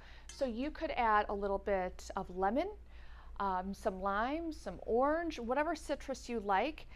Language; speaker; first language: English; native; English